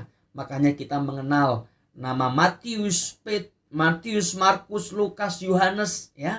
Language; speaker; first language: Indonesian; native; Indonesian